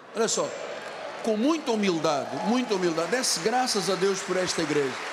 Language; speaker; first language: Portuguese; non-native, local second language; Tsonga